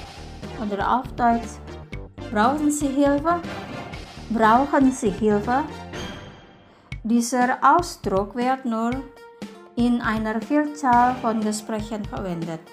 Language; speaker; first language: German; non-native, fluent; Indonesian